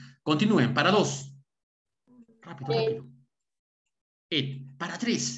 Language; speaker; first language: Spanish; native; Spanish